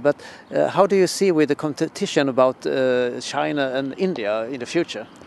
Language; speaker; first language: English; non-native, fluent; Swedish